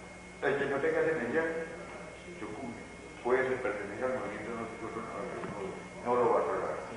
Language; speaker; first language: Spanish; native; Spanish